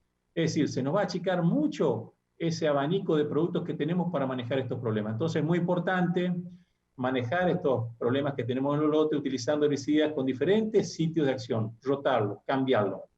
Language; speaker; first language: Spanish; native; Spanish